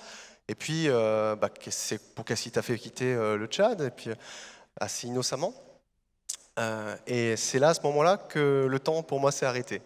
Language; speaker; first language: French; native; French